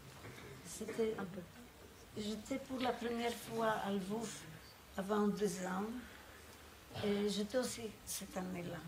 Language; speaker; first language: French; non-native, fluent; Polish